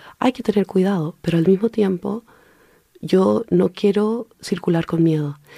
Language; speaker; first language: Spanish; early bilingual, heritage; Spanish